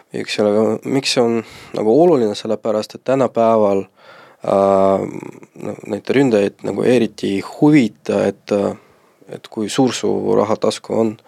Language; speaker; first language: Estonian; non-native, local second language; Russian